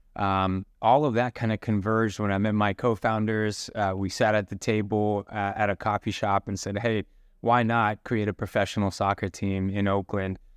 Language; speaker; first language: English; native; English